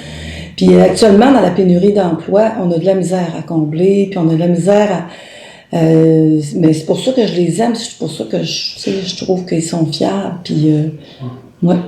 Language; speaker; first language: French; native; French